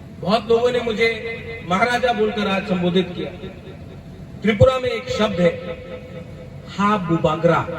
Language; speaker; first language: Hindi; non-native, local second language; Kok Borok